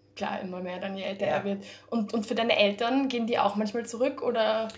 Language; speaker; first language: German; early bilingual, heritage; German